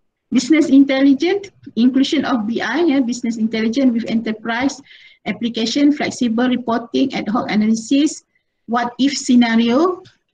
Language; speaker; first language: English; non-native, local second language; Malay